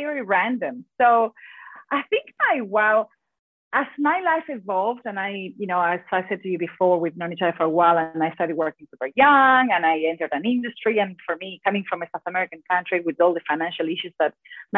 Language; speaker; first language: English; non-native, fluent; Spanish